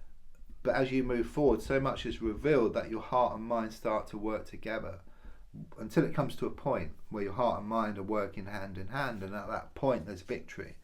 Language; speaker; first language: English; native; English